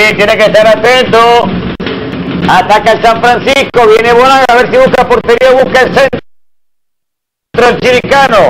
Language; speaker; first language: Spanish; native; Spanish